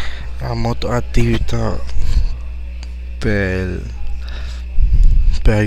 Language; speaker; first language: Italian; non-native, learner; English